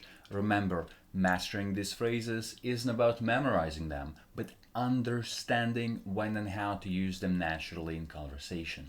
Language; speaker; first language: English; non-native, fluent; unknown